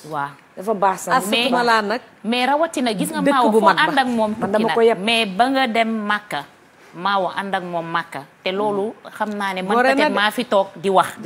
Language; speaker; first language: Wolof; native; Wolof